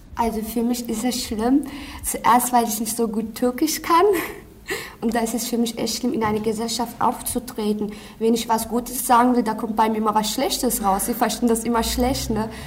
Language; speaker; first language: German; early bilingual, other home language; Turkish